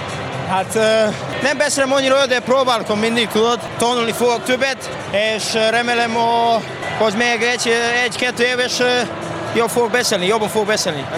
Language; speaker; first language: Hungarian; non-native, learner; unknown